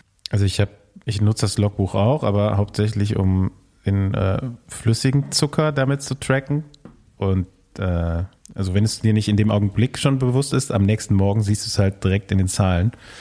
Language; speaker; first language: German; native; German